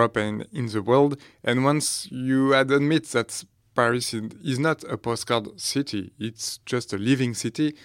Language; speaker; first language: English; non-native, fluent; French